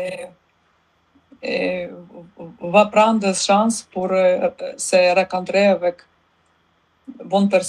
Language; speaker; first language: French; non-native, learner; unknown